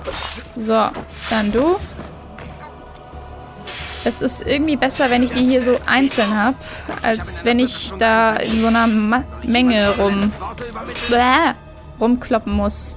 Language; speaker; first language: German; native; German